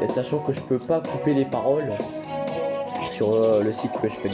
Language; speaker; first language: French; native; French